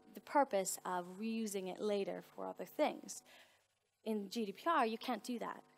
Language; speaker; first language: English; native; English